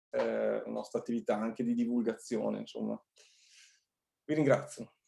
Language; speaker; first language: Italian; native; Italian